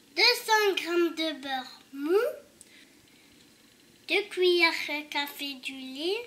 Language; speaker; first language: French; non-native, fluent; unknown